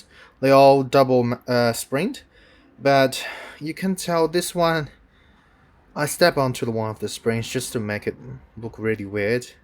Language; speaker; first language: English; non-native, fluent; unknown